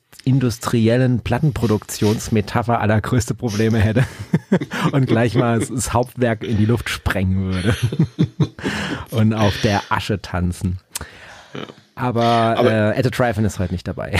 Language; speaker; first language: German; native; German